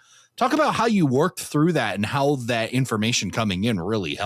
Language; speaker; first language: English; native; English